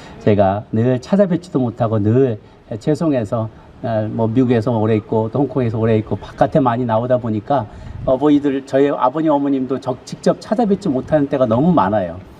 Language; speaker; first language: Korean; native; Korean